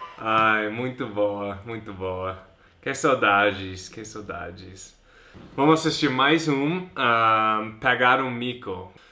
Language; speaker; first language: Portuguese; non-native, fluent; English